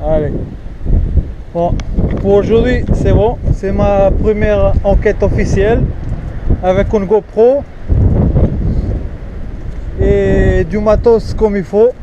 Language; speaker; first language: French; non-native, fluent; Portuguese